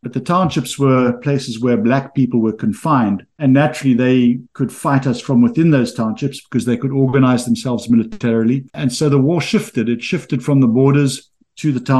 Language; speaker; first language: English; native; English